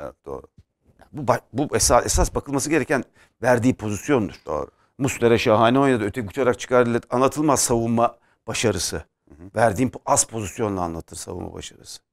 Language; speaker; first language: Turkish; native; Turkish